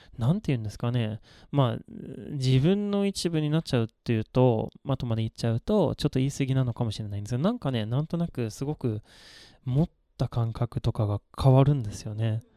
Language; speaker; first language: Japanese; non-native, fluent; Swedish